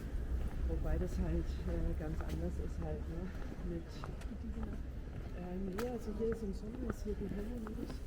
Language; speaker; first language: German; native; German